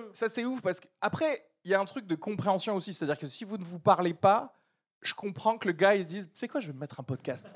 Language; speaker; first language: French; early bilingual, other home language; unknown